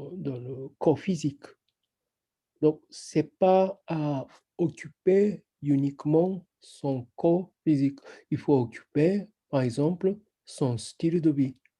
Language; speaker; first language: French; non-native, fluent; Japanese